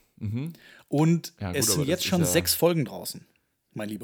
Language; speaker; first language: German; native; German